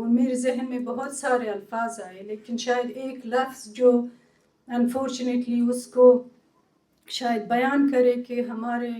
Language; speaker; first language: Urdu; non-native, fluent; Persian